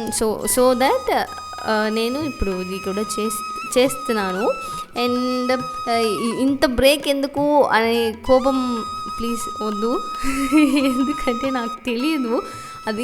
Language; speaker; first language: Telugu; non-native, learner; Tamil